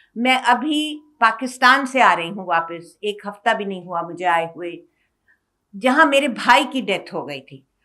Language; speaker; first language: Urdu; native; Urdu